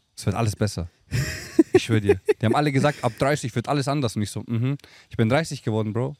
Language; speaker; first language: German; early bilingual, other home language; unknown